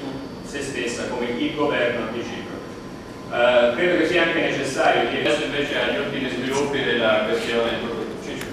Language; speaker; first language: Italian; native; Italian